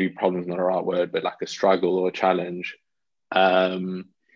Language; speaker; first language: English; native; English